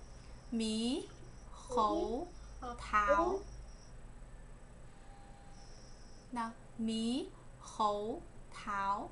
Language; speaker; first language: Chinese; non-native, learner; Vietnamese